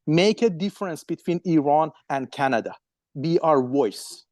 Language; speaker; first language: English; non-native, fluent; Persian